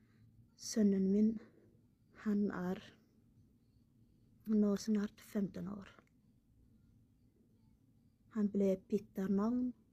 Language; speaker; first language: Norwegian; non-native, learner; Somali